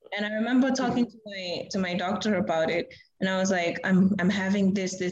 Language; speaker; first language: English; non-native, fluent; Portuguese